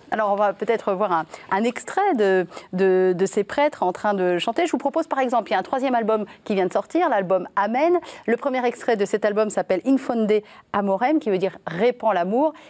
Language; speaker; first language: French; native; French